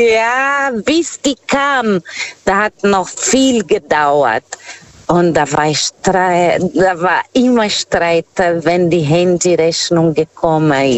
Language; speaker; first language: German; non-native, fluent; Portuguese